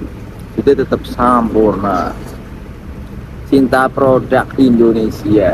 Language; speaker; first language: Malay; non-native, local second language; Javanese